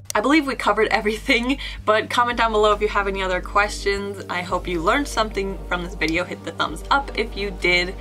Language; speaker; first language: English; native; English